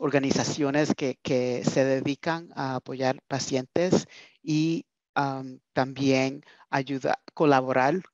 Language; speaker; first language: Spanish; early bilingual, heritage; Spanish